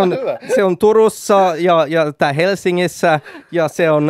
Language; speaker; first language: Finnish; non-native, local second language; Swedish